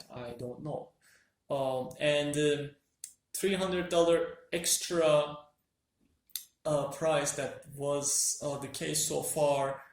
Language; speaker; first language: English; non-native, fluent; Turkish